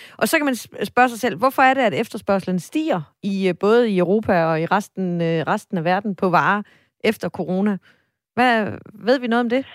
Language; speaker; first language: Danish; native; Danish